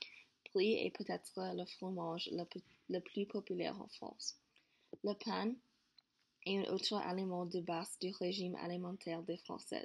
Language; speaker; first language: French; non-native, learner; English